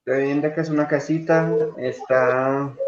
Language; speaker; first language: Spanish; native; Spanish